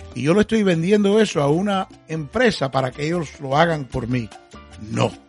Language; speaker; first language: Spanish; early bilingual, heritage; Spanish